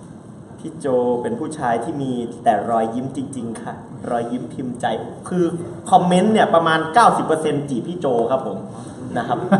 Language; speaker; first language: Thai; native; Thai